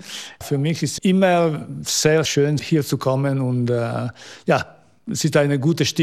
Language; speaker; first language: German; non-native, fluent; Italian